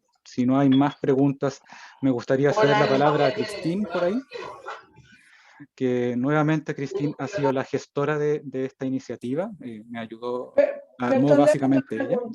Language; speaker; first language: Spanish; native; Spanish